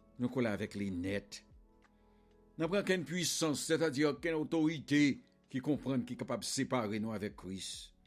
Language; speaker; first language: French; non-native, local second language; Haitian Creole